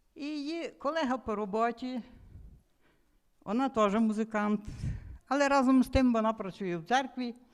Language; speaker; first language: Ukrainian; native; Ukrainian